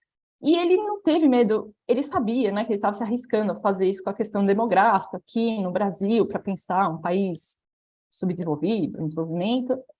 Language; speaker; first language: Portuguese; native; Portuguese